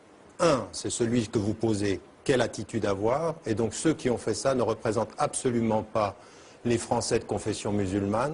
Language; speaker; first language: French; early bilingual, heritage; French